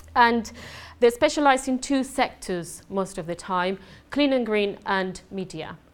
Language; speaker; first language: English; non-native, fluent; Spanish